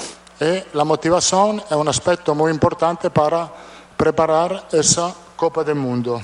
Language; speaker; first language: Portuguese; non-native, learner; Italian